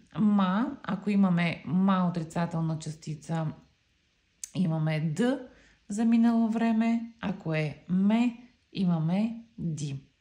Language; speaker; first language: Bulgarian; non-native, local second language; Turkish